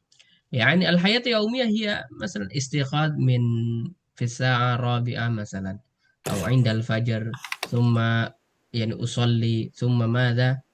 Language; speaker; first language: Arabic; non-native, fluent; Indonesian